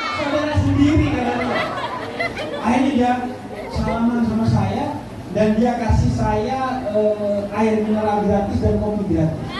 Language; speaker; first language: Indonesian; non-native, local second language; Madurese